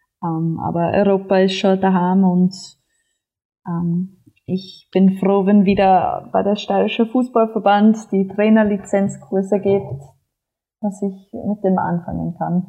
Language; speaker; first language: German; non-native, fluent; English